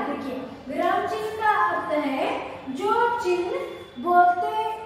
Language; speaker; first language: Hindi; non-native, local second language; Kannada